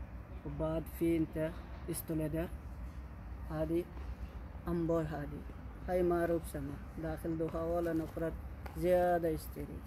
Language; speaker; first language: Arabic; non-native, learner; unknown